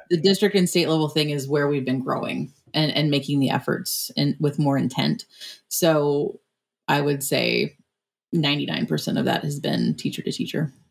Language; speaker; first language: English; native; English